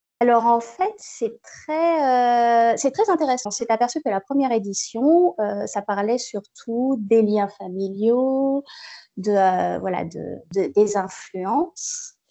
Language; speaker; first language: French; native; French